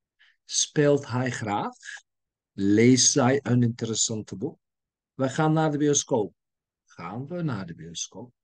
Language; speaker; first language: Dutch; non-native, fluent; Turkish